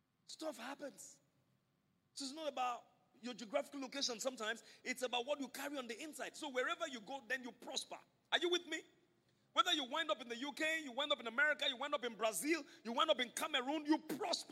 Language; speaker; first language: English; non-native, local second language; Yoruba